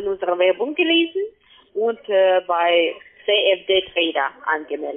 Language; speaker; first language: German; non-native, fluent; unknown